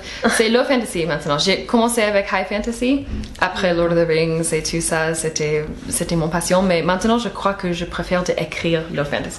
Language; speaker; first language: French; non-native, fluent; English